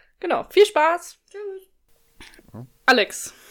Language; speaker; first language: German; native; German